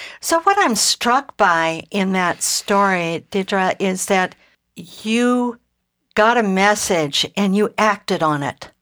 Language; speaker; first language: English; native; English